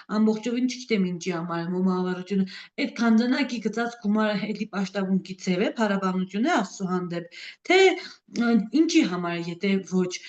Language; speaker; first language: Armenian; native; Armenian